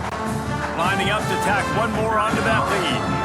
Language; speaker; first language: English; native; English